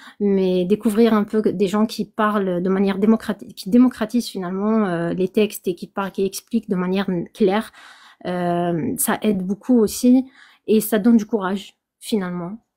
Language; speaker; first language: French; non-native, local second language; Kabyle